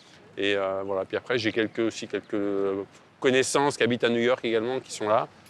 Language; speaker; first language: French; native; French